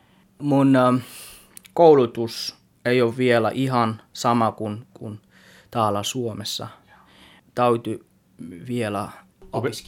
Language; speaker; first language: Finnish; non-native, learner; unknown